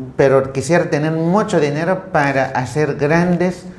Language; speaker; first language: Spanish; non-native, local second language; Tzotzil